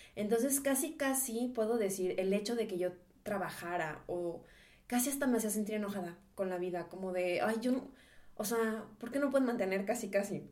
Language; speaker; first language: Spanish; native; Spanish